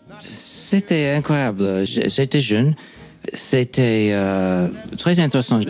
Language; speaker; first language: French; non-native, fluent; English